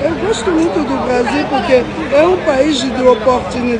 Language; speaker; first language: Portuguese; non-native, fluent; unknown